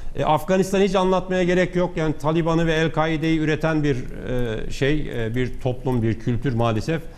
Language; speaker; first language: Turkish; native; Turkish